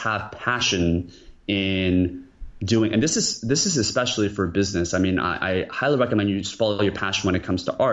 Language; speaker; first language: English; early bilingual, other home language; Korean